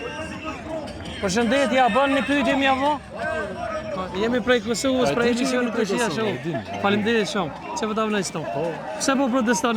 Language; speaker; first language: Albanian; native; Albanian